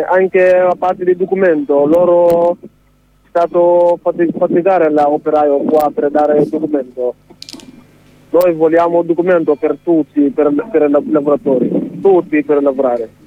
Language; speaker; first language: Italian; non-native, learner; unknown